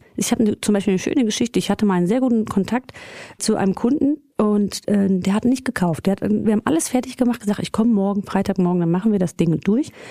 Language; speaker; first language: German; early bilingual, other home language; Greek